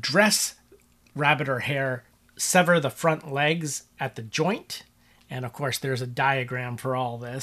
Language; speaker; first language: English; native; English